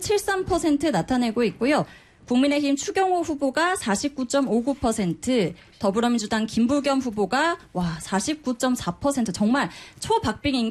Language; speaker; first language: Korean; native; Korean